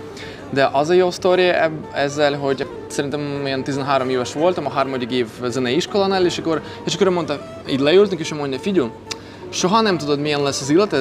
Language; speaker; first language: Hungarian; non-native, fluent; Russian